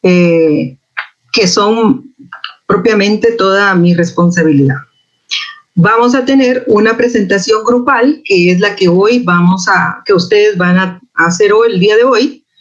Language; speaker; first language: Spanish; native; Spanish